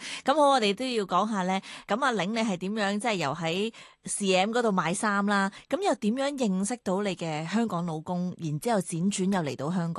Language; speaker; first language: Cantonese; native; Cantonese